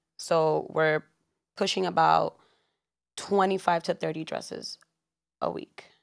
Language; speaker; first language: English; early bilingual, other home language; Spanish